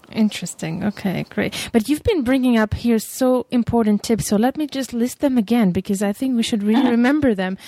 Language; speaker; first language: English; non-native, fluent; French